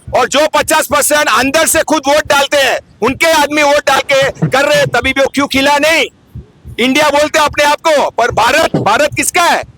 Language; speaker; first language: Hindi; non-native, local second language; Tamil